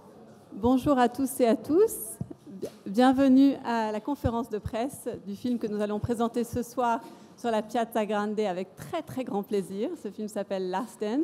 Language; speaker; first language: French; native; French